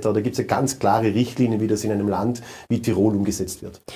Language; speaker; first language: German; native; German